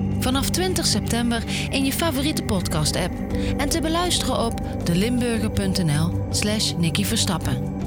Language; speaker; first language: Dutch; native; Dutch